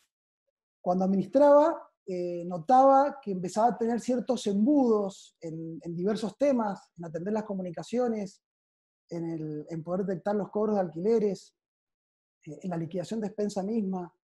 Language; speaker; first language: Spanish; native; Spanish